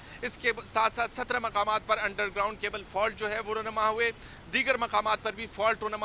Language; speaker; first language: Urdu; native; Urdu